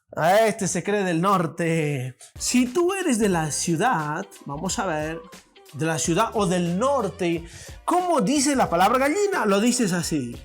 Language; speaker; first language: Spanish; native; Spanish